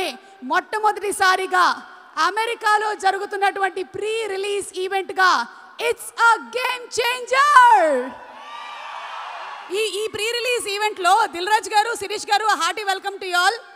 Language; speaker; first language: Telugu; native; Telugu